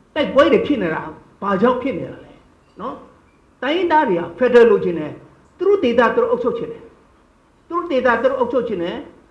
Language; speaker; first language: Burmese; non-native, local second language; Shan